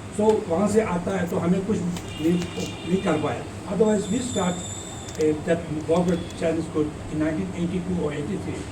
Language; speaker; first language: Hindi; non-native, local second language; Tibetan